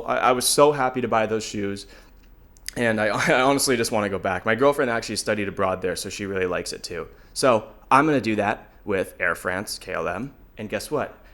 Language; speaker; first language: English; native; English